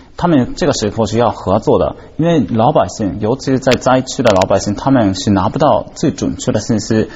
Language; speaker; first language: Chinese; non-native, fluent; Japanese